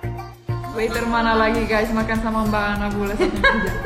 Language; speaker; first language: Indonesian; non-native, fluent; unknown